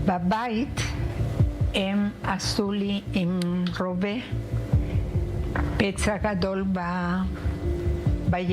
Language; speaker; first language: Hebrew; non-native, learner; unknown